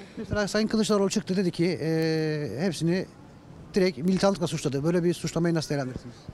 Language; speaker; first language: Turkish; native; Turkish